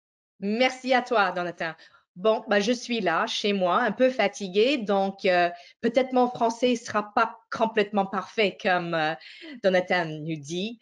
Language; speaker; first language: French; non-native, fluent; English